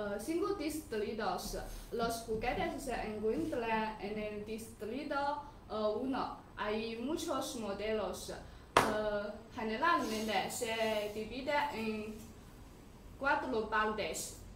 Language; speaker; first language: Spanish; non-native, learner; Chinese